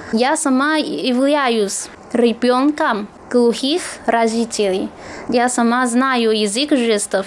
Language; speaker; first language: Russian; non-native, fluent; Chinese